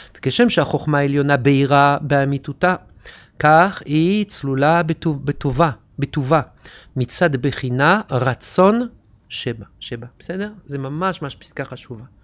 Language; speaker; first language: Hebrew; non-native, fluent; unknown